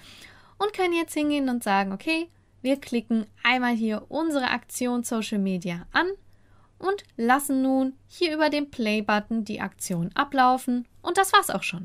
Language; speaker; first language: German; native; German